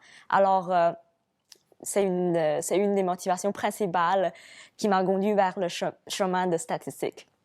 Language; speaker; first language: French; non-native, fluent; Chinese